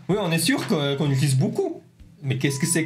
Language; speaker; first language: French; non-native, learner; Mongolian